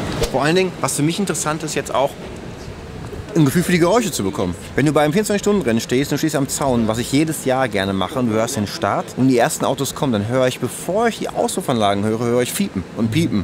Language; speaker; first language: German; native; German